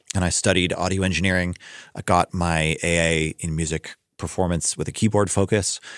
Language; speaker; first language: English; native; English